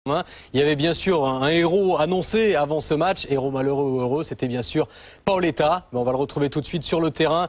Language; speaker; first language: French; native; French